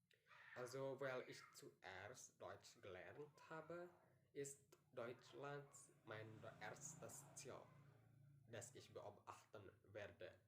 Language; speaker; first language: German; non-native, learner; Indonesian